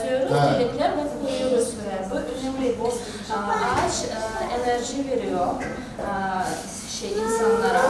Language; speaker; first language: Turkish; non-native, learner; Ukrainian